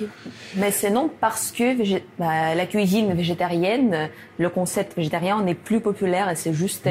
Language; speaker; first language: French; non-native, fluent; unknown